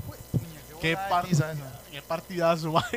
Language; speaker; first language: Spanish; native; Spanish